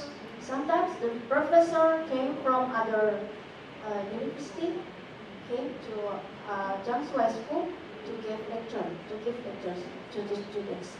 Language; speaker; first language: English; non-native, fluent; Indonesian